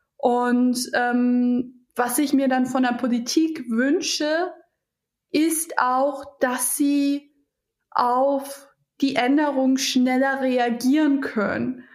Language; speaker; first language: German; early bilingual, other home language; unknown